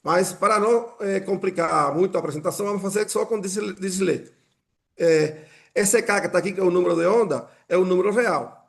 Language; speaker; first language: Portuguese; non-native, fluent; Spanish